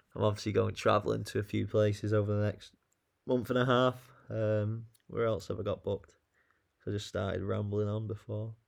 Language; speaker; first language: English; native; English